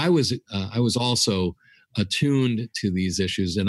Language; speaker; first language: English; native; English